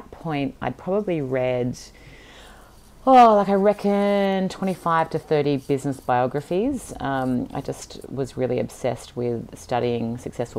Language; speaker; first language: English; native; English